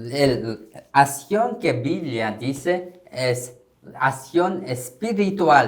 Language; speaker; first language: Spanish; non-native, learner; Korean